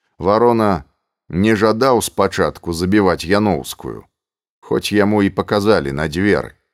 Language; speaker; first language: Belarusian; native; Belarusian